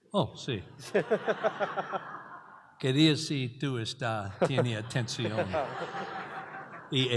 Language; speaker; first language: Spanish; non-native, learner; English